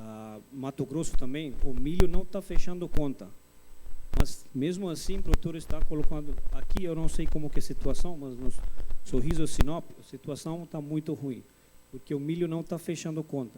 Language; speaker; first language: Portuguese; non-native, fluent; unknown